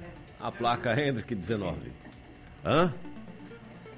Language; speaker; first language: Portuguese; native; Portuguese